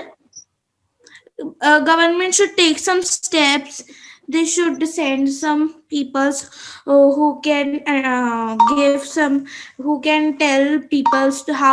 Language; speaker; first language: English; non-native, learner; Hindi